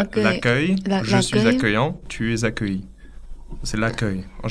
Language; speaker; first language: French; native; French